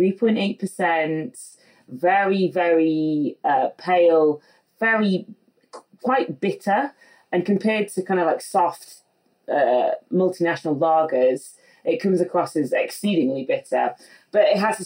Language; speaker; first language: English; native; English